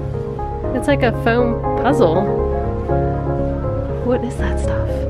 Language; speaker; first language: English; native; English